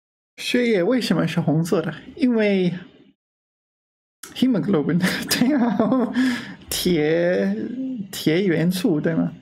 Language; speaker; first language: Chinese; non-native, learner; English